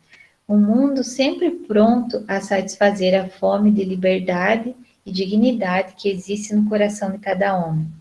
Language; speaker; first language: Portuguese; native; Portuguese